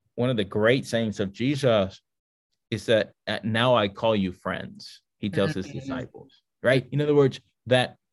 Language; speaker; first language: English; early bilingual, other home language; Spanish